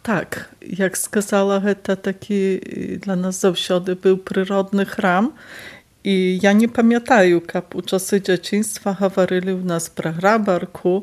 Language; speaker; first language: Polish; non-native, local second language; Belarusian